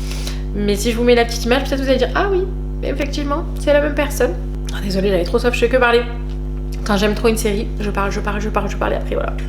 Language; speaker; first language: French; native; French